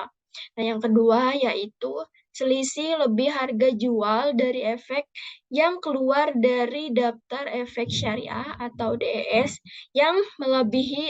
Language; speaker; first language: Indonesian; native; Indonesian